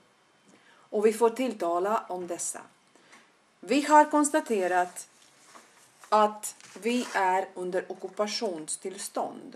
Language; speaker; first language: Swedish; non-native, fluent; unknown